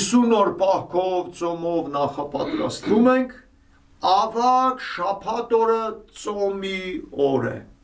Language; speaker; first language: Armenian; native; Armenian